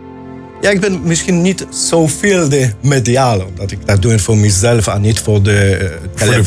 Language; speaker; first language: Dutch; non-native, learner; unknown